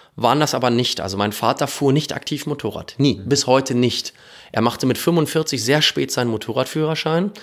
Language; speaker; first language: German; native; German